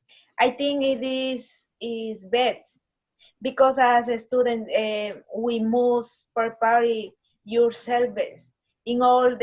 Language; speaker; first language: English; non-native, learner; Spanish